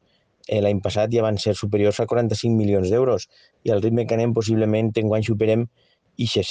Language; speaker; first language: Catalan; native; Catalan